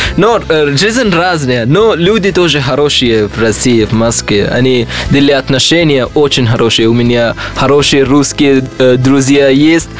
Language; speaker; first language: Russian; non-native, learner; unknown